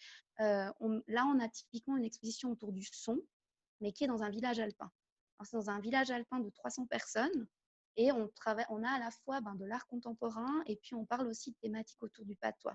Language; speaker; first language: French; native; French